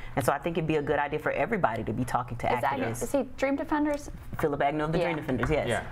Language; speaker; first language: English; native; English